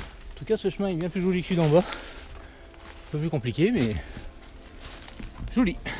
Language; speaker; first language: French; native; French